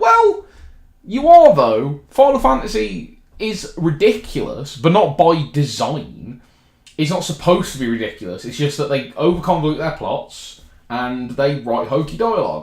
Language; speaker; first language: English; native; English